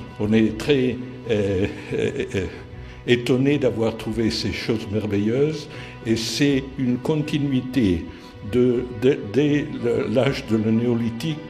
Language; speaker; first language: French; non-native, fluent; Italian